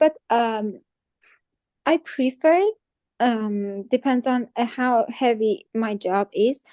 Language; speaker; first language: English; non-native, fluent; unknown